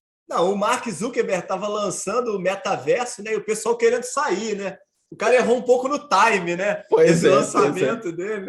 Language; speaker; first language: Portuguese; native; Portuguese